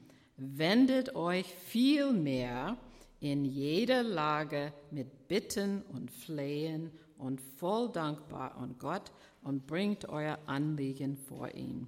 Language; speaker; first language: German; non-native, fluent; English